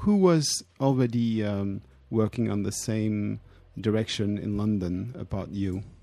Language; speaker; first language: English; non-native, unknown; French